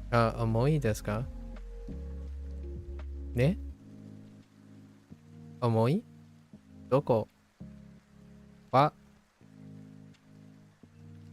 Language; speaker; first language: Japanese; non-native, learner; English